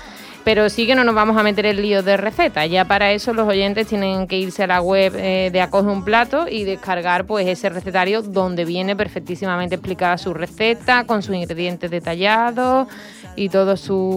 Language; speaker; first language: Spanish; native; Spanish